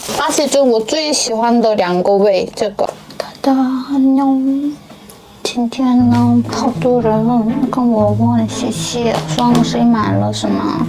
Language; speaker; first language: Chinese; non-native, learner; Korean